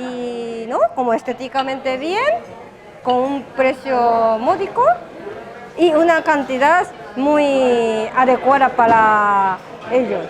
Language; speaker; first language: Spanish; non-native, fluent; Japanese